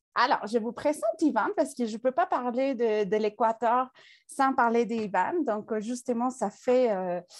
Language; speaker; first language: French; non-native, fluent; Spanish